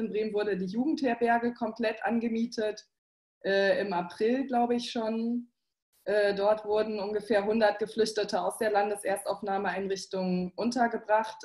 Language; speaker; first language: German; native; German